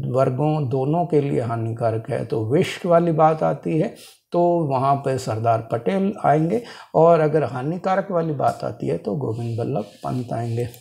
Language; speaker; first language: Hindi; native; Hindi